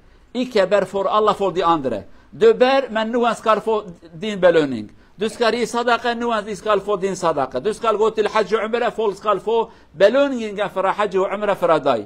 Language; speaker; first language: Norwegian; non-native, learner; Kurdish